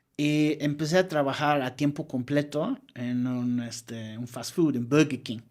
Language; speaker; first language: Spanish; non-native, fluent; English